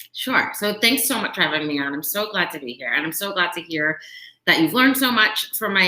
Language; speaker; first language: English; native; English